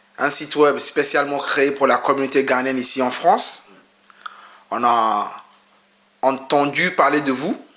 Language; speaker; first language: French; non-native, fluent; Akan